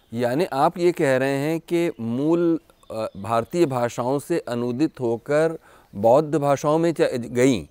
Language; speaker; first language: Hindi; native; Hindi